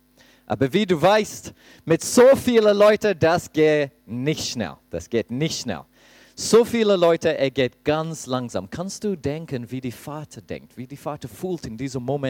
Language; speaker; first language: German; non-native, fluent; English